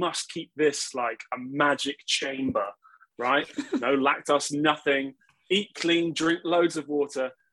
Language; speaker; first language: English; native; English